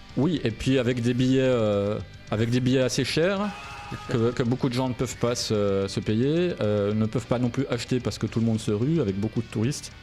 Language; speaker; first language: French; native; French